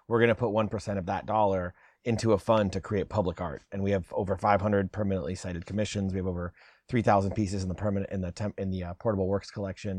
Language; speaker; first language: English; native; English